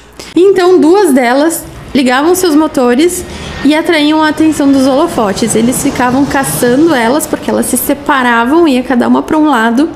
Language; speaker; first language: Portuguese; native; Portuguese